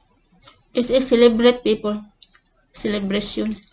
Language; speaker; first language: English; non-native, learner; Cebuano